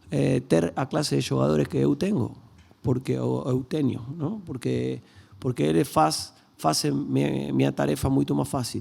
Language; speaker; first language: Portuguese; non-native, learner; Spanish